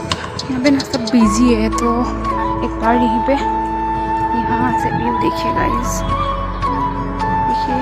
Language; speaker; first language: Hindi; non-native, local second language; Nepali